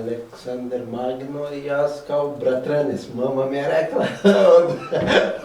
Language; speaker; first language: Slovenian; non-native, fluent; Portuguese